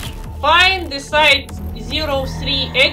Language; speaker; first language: English; non-native, learner; Russian